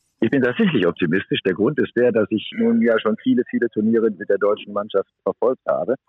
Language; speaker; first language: German; native; German